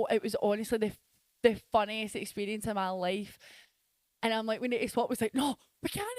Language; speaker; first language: English; native; English